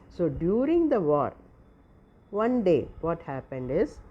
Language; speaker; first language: English; non-native, local second language; Tamil